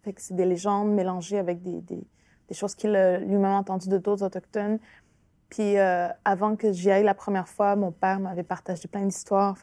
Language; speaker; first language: French; non-native, local second language; Innu-aimun